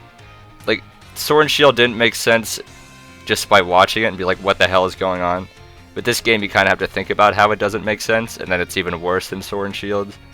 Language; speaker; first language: English; native; English